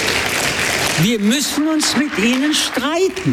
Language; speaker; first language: German; early bilingual, other home language; French